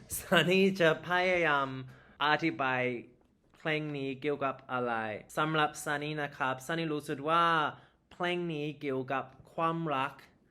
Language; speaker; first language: Thai; non-native, learner; English